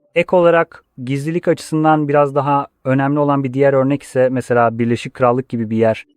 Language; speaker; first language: Turkish; non-native, fluent; Polish